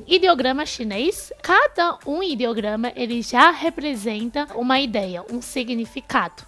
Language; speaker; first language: Portuguese; non-native, fluent; Chinese